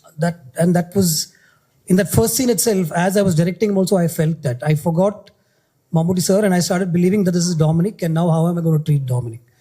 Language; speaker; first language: English; non-native, local second language; Malayalam